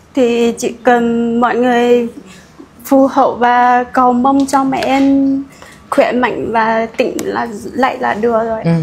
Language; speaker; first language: Vietnamese; non-native, local second language; Hmong